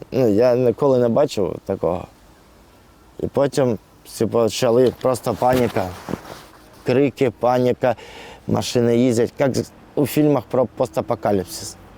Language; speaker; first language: Ukrainian; non-native, local second language; Russian